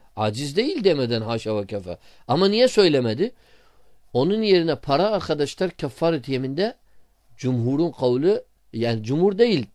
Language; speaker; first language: Turkish; non-native, fluent; Arabic